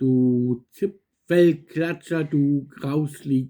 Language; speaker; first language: German; native; German